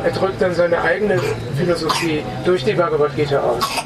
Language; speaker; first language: German; native; German